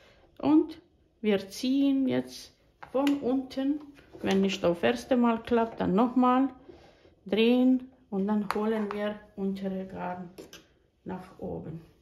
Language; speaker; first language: German; non-native, fluent; Bosnian